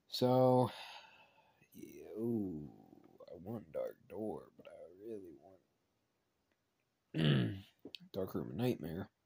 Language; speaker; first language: English; native; English